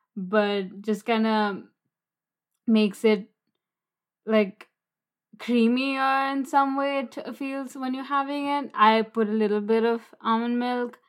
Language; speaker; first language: English; non-native, local second language; Hindi